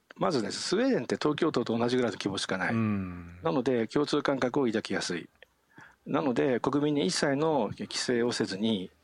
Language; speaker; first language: Japanese; native; Japanese